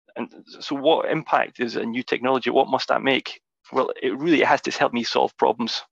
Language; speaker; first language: English; native; English